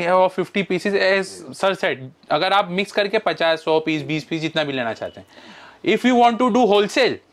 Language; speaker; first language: Hindi; non-native, local second language; Marwari